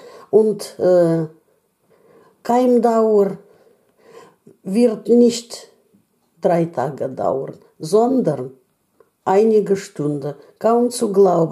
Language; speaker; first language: German; non-native, learner; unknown